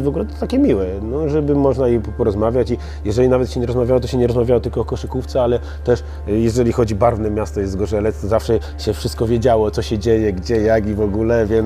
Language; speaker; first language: Polish; native; Polish